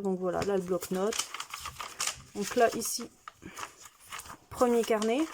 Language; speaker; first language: French; native; French